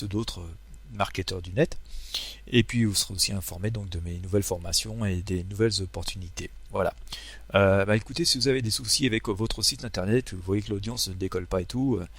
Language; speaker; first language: French; native; French